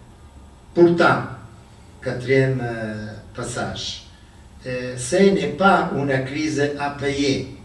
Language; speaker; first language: French; non-native, learner; Italian